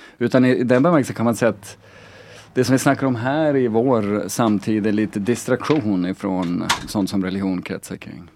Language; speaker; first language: Swedish; native; Swedish